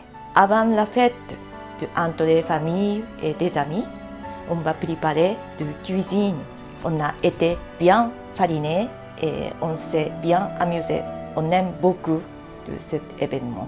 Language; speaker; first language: French; non-native, learner; Japanese